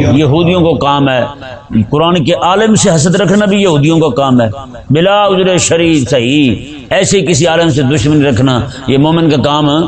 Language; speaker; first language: Urdu; non-native, local second language; Punjabi